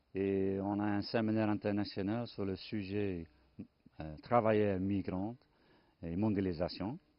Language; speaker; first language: French; non-native, fluent; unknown